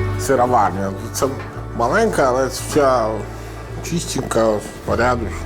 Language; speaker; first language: Ukrainian; non-native, learner; Italian